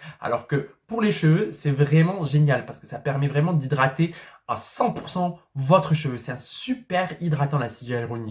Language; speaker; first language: French; native; French